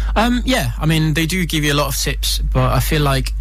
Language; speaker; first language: English; non-native, fluent; Italian